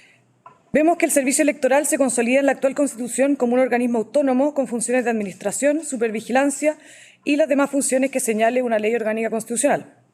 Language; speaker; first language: Spanish; native; Spanish